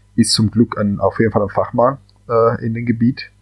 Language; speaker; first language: German; non-native, fluent; Spanish